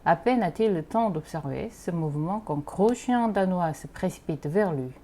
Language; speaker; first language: French; non-native, fluent; Korean